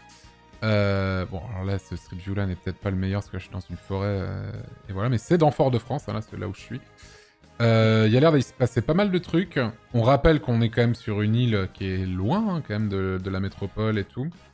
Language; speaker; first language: French; native; French